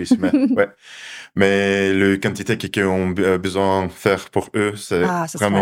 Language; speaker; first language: French; non-native, learner; Russian